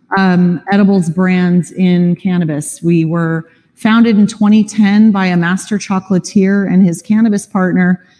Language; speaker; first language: English; native; English